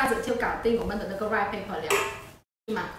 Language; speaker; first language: Chinese; non-native, fluent; Vietnamese